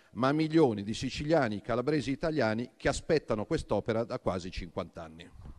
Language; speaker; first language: Italian; native; Italian